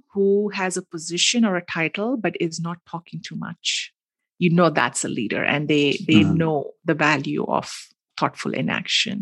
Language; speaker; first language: English; non-native, local second language; Hindi